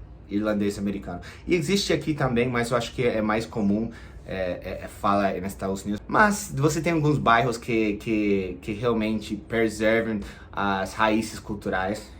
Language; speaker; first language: Portuguese; non-native, fluent; English